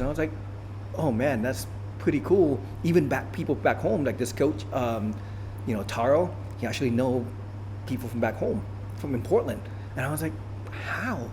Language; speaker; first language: English; early bilingual, other home language; Thai